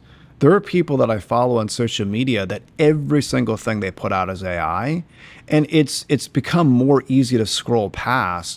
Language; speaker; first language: English; native; English